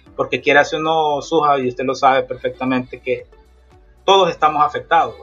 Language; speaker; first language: Spanish; native; Spanish